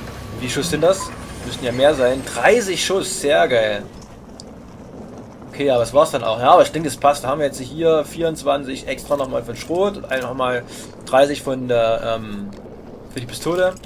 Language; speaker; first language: German; native; German